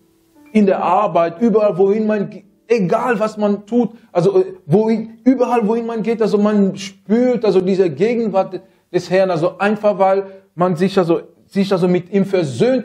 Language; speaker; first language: German; non-native, fluent; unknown